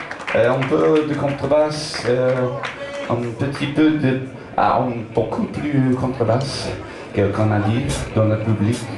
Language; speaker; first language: French; non-native, learner; English